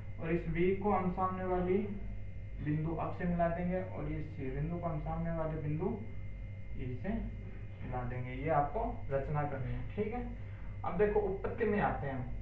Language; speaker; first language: Hindi; native; Hindi